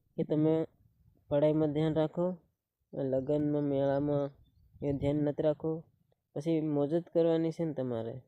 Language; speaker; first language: Gujarati; non-native, local second language; Bhili